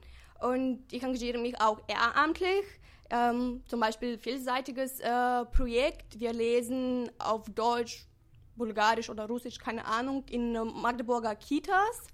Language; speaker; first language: German; non-native, fluent; Bulgarian